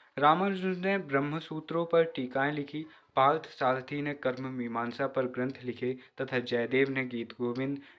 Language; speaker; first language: Hindi; native; Hindi